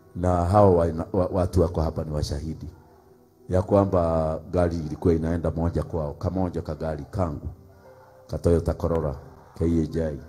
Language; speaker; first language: Swahili; non-native, local second language; Kikuyu